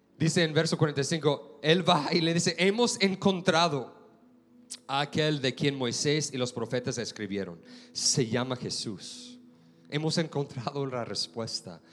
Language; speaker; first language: Spanish; non-native, fluent; English